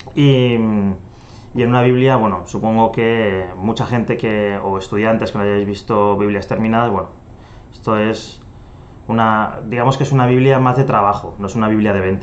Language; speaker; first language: Spanish; native; Spanish